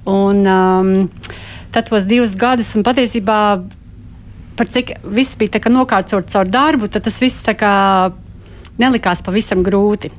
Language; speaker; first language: Latvian; native; Latvian